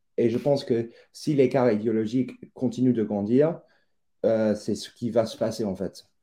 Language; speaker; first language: French; non-native, fluent; English